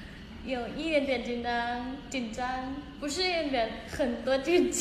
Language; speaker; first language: Chinese; non-native, learner; Thai